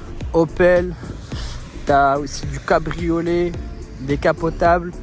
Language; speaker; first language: French; native; French